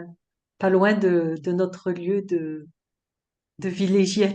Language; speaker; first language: French; native; French